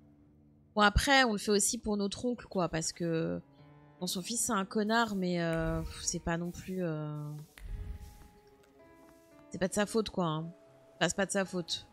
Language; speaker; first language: French; native; French